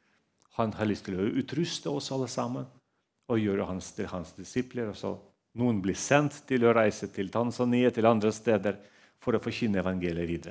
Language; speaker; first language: Norwegian; non-native, fluent; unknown